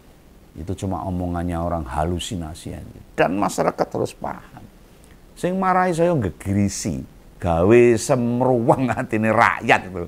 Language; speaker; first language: Indonesian; native; Indonesian